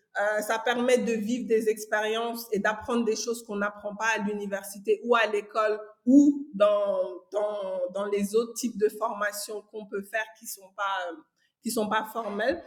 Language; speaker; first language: French; non-native, local second language; Wolof